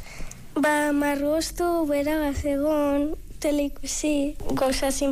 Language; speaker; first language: Basque; native; Basque